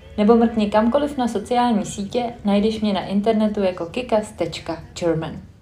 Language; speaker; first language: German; non-native, fluent; Czech